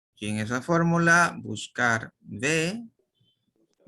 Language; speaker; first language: Spanish; native; Spanish